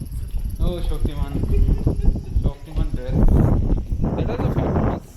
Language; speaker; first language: English; non-native, learner; Bangla